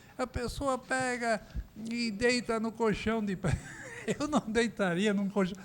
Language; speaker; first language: Portuguese; native; Portuguese